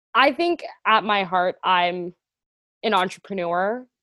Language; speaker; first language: English; native; English